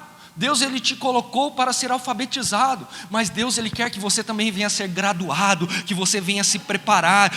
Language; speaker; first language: Portuguese; native; Portuguese